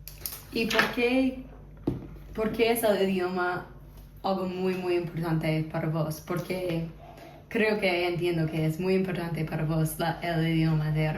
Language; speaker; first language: Spanish; non-native, fluent; English